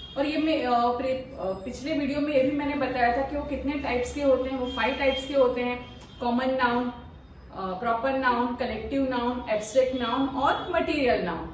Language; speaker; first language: Hindi; non-native, local second language; Marathi